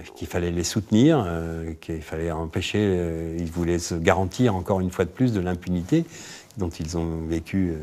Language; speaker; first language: French; native; French